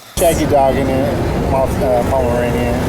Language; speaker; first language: English; native; English